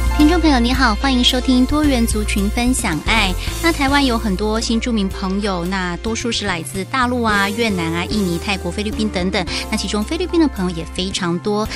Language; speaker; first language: Chinese; native; Chinese